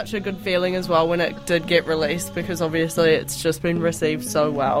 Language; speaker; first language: English; native; English